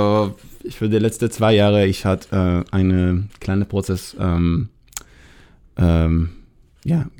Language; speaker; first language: German; non-native, learner; Hebrew